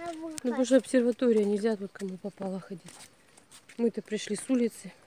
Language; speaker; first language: Russian; native; Russian